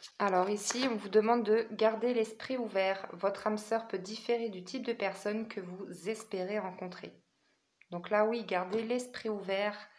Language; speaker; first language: French; native; French